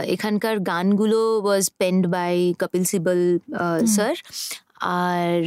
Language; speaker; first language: Bangla; native; Bangla